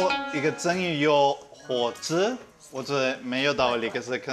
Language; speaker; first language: Chinese; non-native, fluent; Spanish